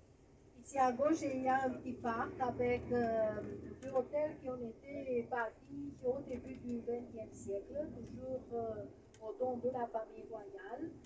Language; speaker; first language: French; non-native, fluent; Romanian